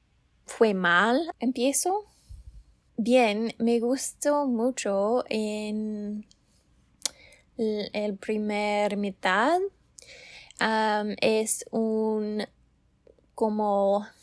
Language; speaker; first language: Spanish; non-native, learner; English